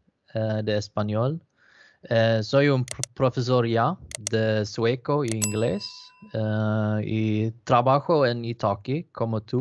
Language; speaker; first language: Portuguese; non-native, learner; Swedish